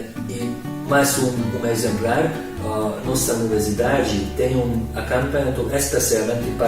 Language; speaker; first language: Portuguese; non-native, fluent; Hungarian